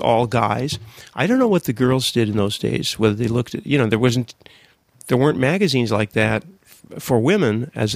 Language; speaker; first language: English; native; English